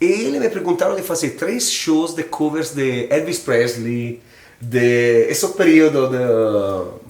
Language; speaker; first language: Portuguese; non-native, fluent; Italian